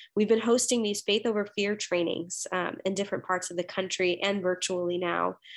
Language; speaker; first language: English; native; English